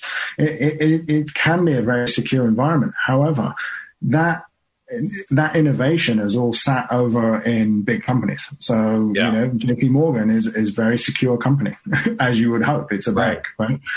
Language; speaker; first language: English; native; English